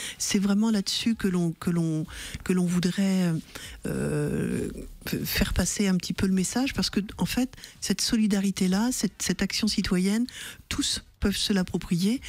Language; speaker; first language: French; native; French